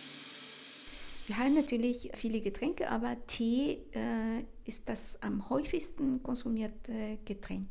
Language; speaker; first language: German; non-native, fluent; Spanish